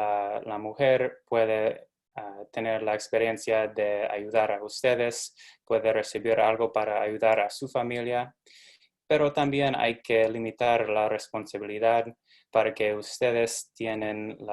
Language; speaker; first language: Spanish; non-native, fluent; English